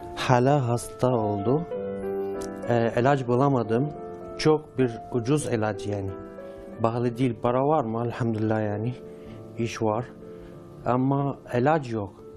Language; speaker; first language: Turkish; non-native, learner; Arabic